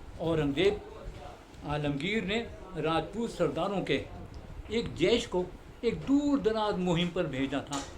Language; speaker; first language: Urdu; native; Urdu